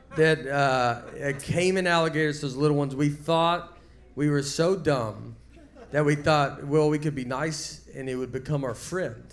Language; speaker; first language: English; native; English